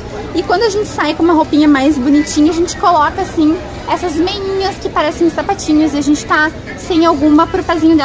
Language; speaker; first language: Portuguese; native; Portuguese